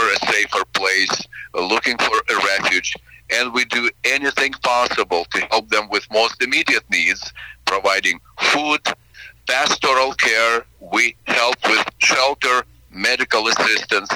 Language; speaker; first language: English; non-native, fluent; Ukrainian